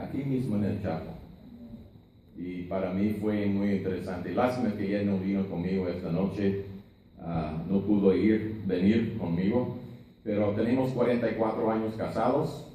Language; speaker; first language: Spanish; non-native, fluent; English